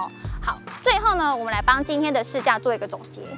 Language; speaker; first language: Chinese; native; Chinese